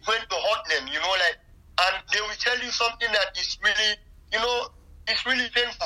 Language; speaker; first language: English; non-native, local second language; Krio